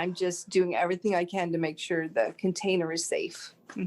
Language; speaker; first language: English; native; English